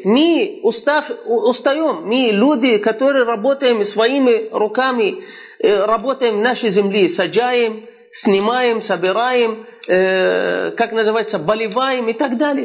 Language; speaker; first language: Russian; non-native, fluent; Arabic